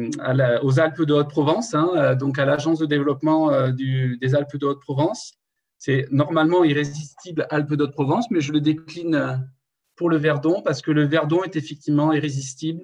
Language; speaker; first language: French; native; French